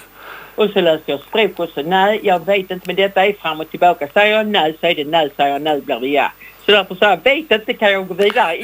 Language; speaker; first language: Swedish; native; Swedish